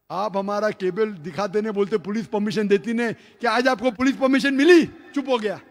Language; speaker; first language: Hindi; non-native, local second language; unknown